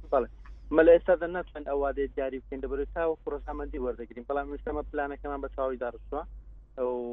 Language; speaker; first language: Central Kurdish; non-native, local second language; Kurdish